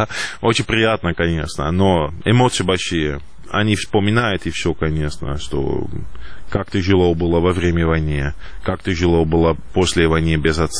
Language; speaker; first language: Russian; non-native, fluent; Dutch